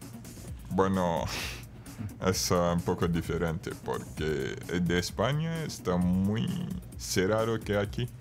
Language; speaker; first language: Spanish; non-native, fluent; Bambara